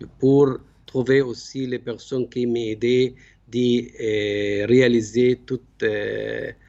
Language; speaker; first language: French; non-native, learner; Arabic